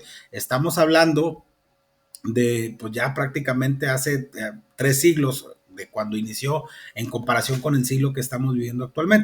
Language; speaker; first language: Spanish; native; Spanish